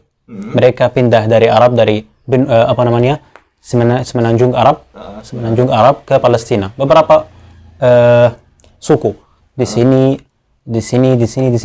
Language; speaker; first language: Indonesian; non-native, fluent; Arabic